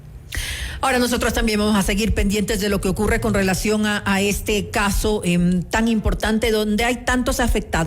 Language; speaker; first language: Spanish; native; Spanish